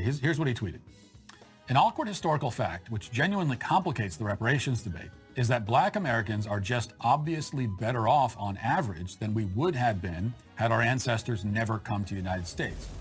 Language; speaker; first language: English; native; English